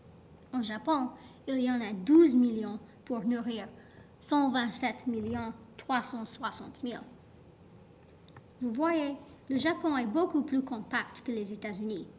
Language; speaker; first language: French; non-native, learner; English